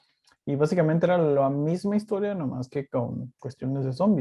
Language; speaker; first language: Spanish; native; Spanish